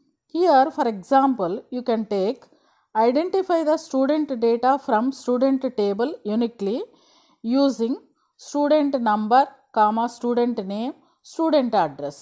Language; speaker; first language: English; non-native, local second language; Telugu